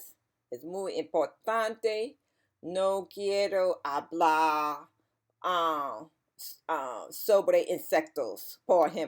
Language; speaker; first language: Spanish; non-native, learner; English